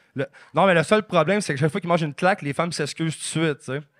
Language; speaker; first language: French; native; French